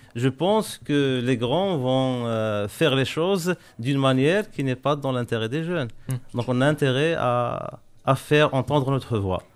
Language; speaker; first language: French; non-native, local second language; Arabic